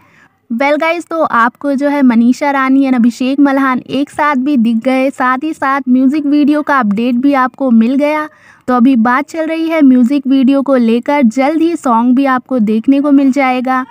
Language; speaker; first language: Hindi; native; Hindi